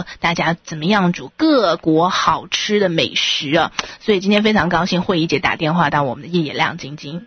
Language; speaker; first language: Chinese; native; Chinese